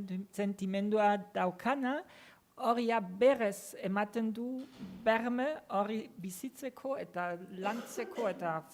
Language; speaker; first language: Basque; non-native, fluent; German